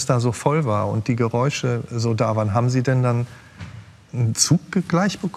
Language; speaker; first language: German; native; German